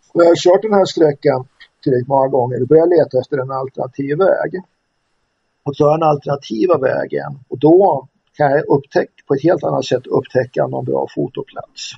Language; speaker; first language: Swedish; native; Swedish